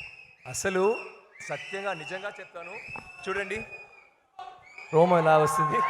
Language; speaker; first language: Telugu; non-native, learner; Tamil